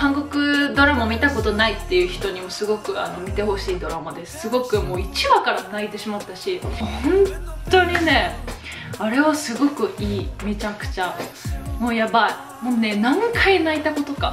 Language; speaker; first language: Japanese; native; Japanese